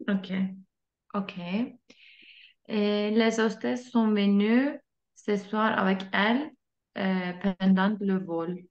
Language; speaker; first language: French; non-native, learner; Turkish